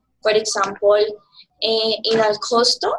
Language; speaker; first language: English; non-native, learner; Spanish